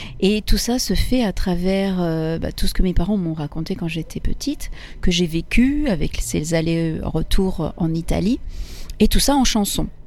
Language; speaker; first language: French; early bilingual, other home language; Italian